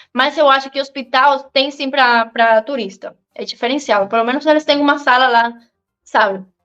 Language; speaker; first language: Portuguese; non-native, fluent; Spanish